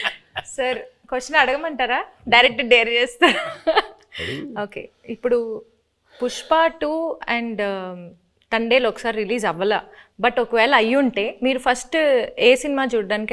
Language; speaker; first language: Telugu; native; Telugu